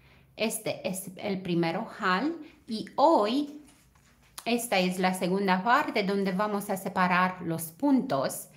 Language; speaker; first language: Spanish; non-native, fluent; Romanian